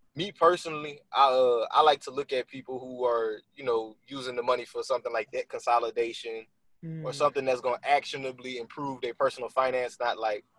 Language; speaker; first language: English; native; English